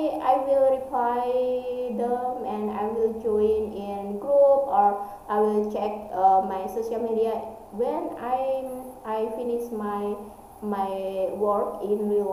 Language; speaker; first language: English; non-native, learner; Indonesian